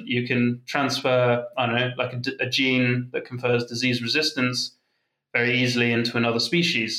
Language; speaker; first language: English; native; English